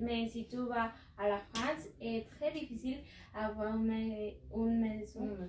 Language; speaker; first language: French; non-native, learner; Spanish